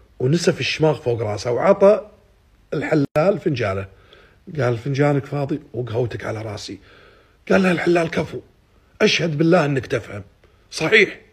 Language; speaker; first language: Arabic; native; Arabic